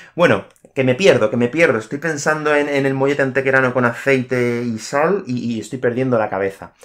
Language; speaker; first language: Spanish; native; Spanish